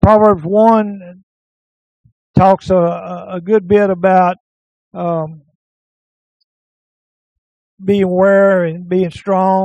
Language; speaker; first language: English; native; English